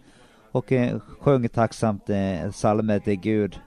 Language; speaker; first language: Swedish; non-native, local second language; Finnish